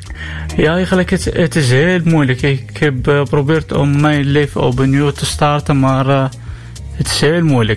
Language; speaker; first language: Dutch; non-native, learner; Arabic